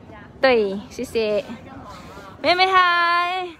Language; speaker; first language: Chinese; non-native, learner; Javanese